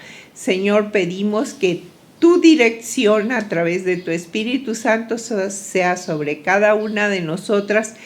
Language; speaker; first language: Spanish; native; Spanish